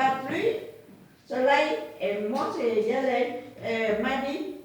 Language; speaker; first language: French; non-native, learner; Vietnamese